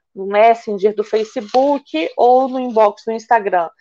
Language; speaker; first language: Portuguese; native; Portuguese